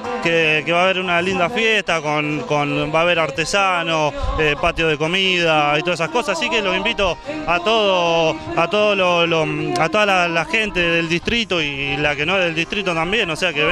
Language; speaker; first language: Spanish; native; Spanish